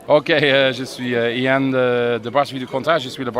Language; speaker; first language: French; non-native, fluent; English